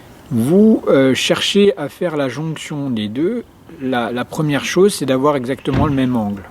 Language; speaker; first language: French; native; French